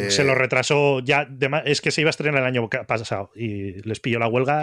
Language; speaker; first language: Spanish; native; Spanish